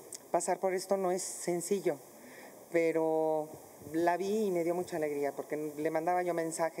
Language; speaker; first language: Spanish; native; Spanish